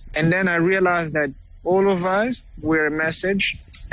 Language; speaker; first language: English; non-native, fluent; Kongo